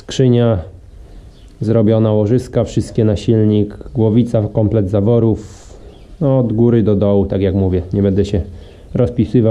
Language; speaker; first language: Polish; native; Polish